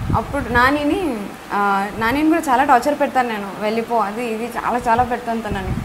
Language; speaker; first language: Telugu; non-native, fluent; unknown